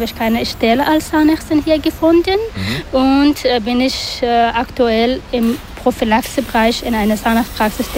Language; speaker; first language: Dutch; non-native, learner; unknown